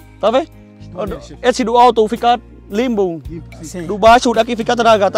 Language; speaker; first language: Portuguese; non-native, learner; Vietnamese